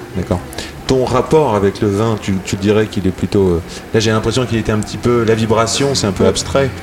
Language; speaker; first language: French; native; French